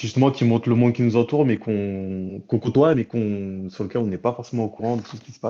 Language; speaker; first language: French; native; French